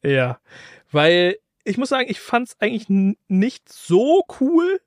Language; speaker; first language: German; native; German